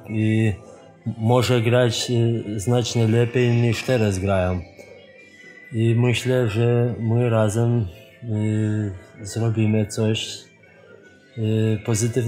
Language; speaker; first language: Polish; non-native, fluent; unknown